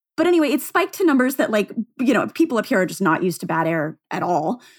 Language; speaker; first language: English; native; English